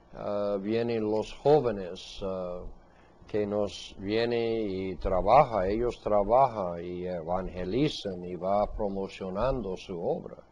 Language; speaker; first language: Spanish; non-native, fluent; English